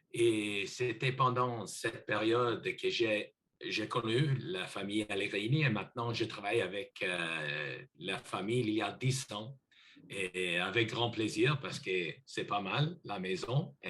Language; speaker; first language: French; non-native, learner; English